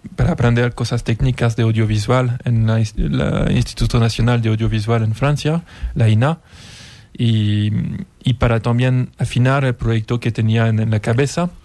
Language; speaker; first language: Spanish; non-native, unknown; French